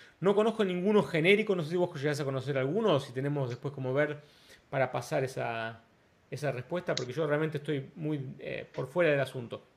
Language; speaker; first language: Spanish; non-native, fluent; Portuguese